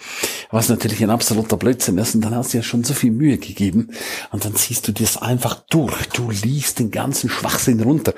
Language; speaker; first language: German; native; German